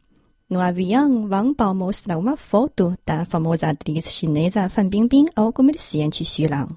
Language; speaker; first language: Portuguese; non-native, fluent; Chinese